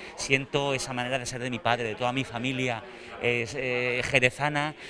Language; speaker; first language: Spanish; native; Spanish